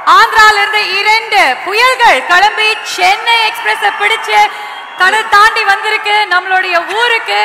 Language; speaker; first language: Tamil; native; Tamil